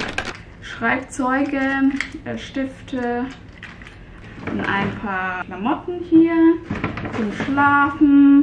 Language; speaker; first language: German; non-native, fluent; Cantonese